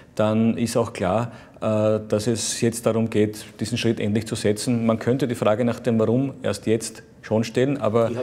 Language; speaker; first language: German; native; German